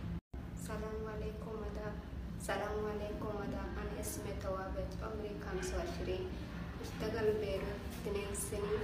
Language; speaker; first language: Arabic; non-native, learner; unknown